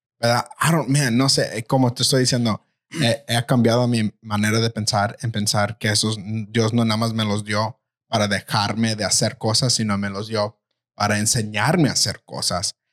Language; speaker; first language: Spanish; early bilingual, heritage; Spanish